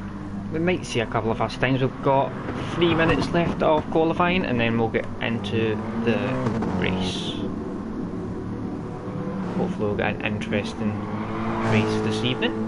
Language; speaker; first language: English; native; English